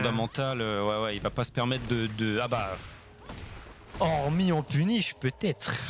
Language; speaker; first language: French; native; French